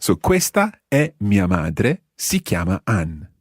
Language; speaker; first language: Italian; non-native, fluent; English